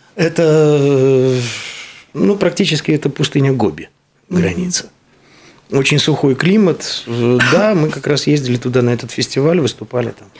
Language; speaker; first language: Russian; native; Russian